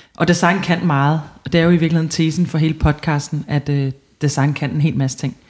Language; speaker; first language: Danish; native; Danish